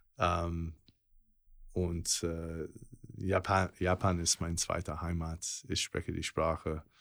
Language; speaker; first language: German; non-native, fluent; English